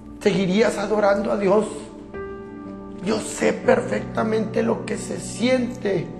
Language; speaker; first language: Spanish; native; Spanish